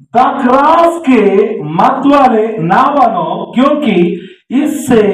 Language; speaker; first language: Hindi; non-native, local second language; Telugu